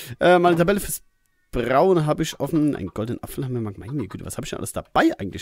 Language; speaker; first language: German; native; German